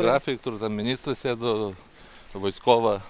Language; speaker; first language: Polish; non-native, learner; Lithuanian